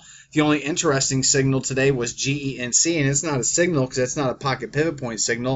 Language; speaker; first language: English; native; English